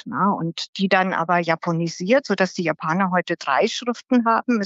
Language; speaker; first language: German; native; German